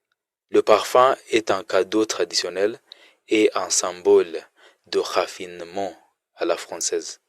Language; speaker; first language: French; non-native, fluent; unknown